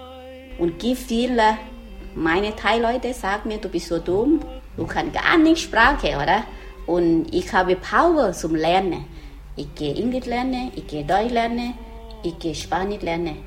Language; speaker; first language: German; non-native, learner; Thai